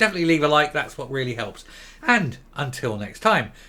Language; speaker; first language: English; native; English